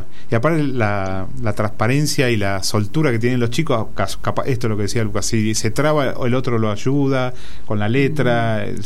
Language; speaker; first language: Spanish; native; Spanish